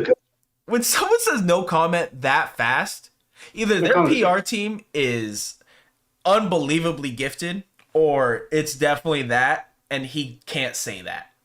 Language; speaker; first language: English; native; English